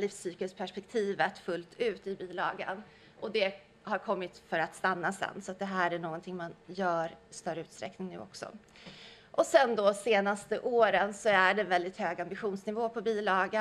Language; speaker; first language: Swedish; native; Swedish